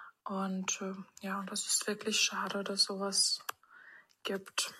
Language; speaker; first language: German; non-native, fluent; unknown